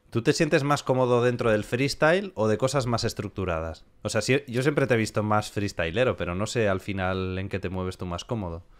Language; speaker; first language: Spanish; native; Spanish